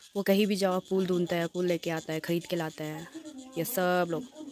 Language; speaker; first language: Hindi; non-native, local second language; Nyishi